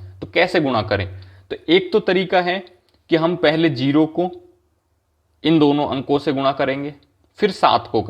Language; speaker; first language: Hindi; native; Hindi